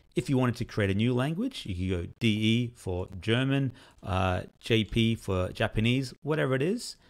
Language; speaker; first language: English; native; English